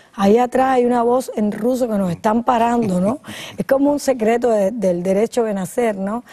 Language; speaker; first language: Spanish; native; Spanish